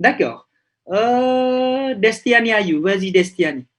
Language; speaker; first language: French; non-native, fluent; Indonesian